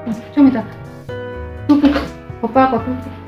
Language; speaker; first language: Korean; non-native, fluent; Vietnamese